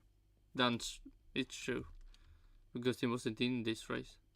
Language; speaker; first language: English; non-native, fluent; Swedish